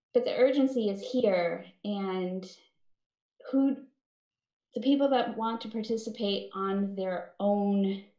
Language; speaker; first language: English; native; English